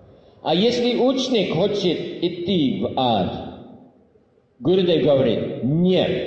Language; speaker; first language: Russian; non-native, fluent; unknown